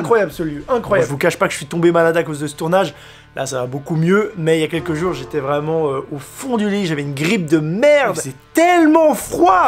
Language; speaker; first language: French; native; French